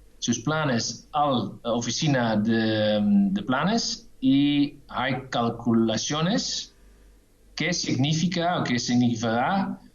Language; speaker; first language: Spanish; non-native, fluent; Dutch